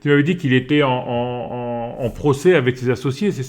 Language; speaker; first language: French; native; French